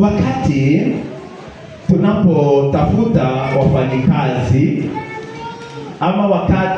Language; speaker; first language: Swahili; non-native, local second language; Kikuyu